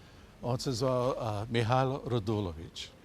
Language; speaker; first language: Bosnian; early bilingual, heritage; Bosnian